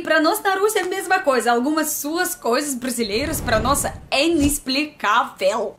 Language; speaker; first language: Portuguese; non-native, learner; Russian